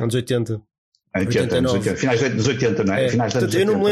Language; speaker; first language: Portuguese; native; Portuguese